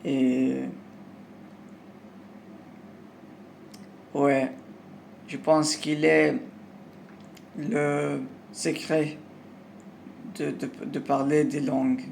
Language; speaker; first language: French; non-native, learner; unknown